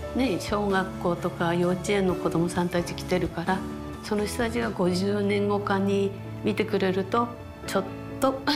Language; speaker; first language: Japanese; native; Japanese